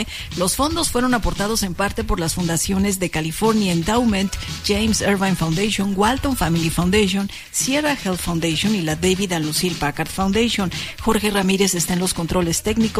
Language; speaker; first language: Spanish; native; Spanish